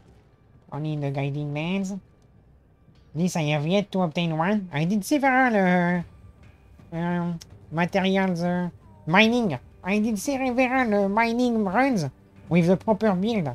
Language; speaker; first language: English; non-native, fluent; French